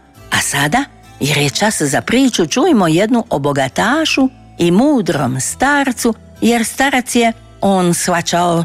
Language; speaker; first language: Croatian; native; Croatian